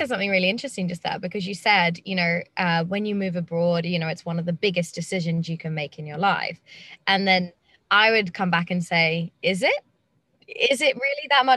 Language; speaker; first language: English; native; English